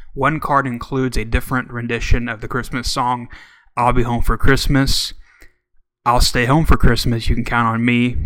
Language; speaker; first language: English; native; English